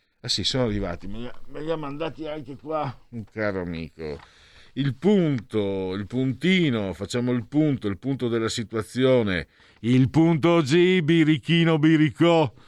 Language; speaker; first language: Italian; native; Italian